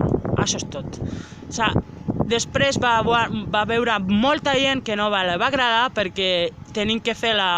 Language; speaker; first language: Catalan; non-native, local second language; Spanish